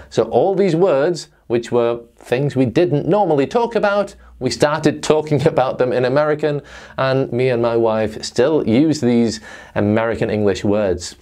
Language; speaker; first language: English; native; English